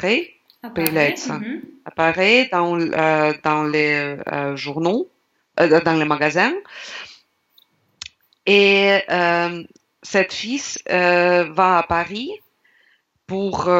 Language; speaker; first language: French; non-native, learner; Russian